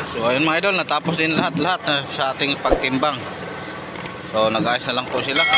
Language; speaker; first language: Filipino; non-native, local second language; Cebuano